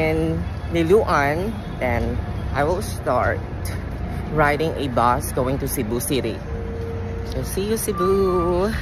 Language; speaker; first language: English; non-native, local second language; Cebuano